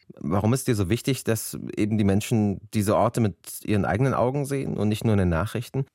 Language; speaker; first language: German; native; German